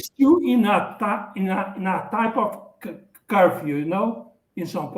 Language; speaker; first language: English; non-native, learner; Portuguese